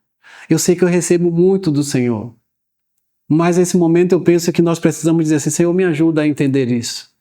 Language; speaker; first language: Portuguese; native; Portuguese